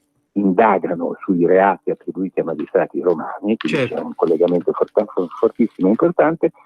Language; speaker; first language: Italian; native; Italian